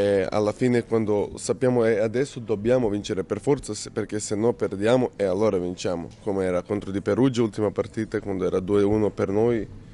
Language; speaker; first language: Italian; non-native, learner; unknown